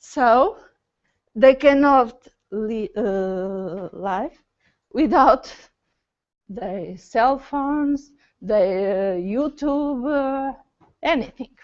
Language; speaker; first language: English; non-native, learner; Portuguese